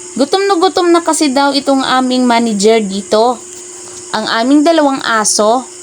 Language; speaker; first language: Filipino; non-native, local second language; Cebuano